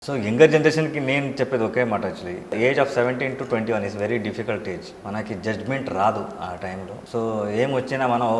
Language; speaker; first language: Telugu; non-native, learner; Kannada